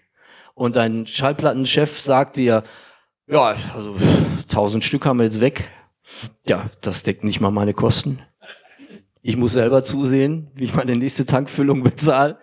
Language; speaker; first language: German; native; German